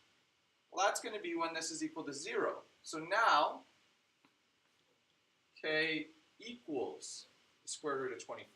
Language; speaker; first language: English; native; English